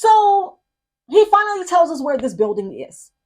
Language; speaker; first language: English; native; English